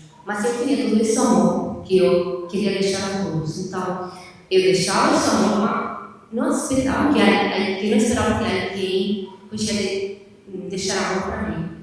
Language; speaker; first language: Portuguese; non-native, fluent; Italian